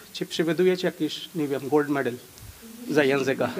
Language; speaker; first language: Polish; non-native, learner; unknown